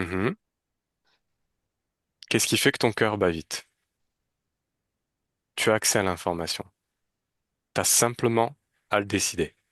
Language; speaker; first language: French; native; French